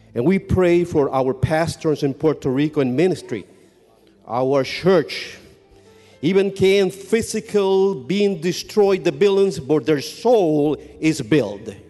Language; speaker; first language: English; non-native, fluent; Spanish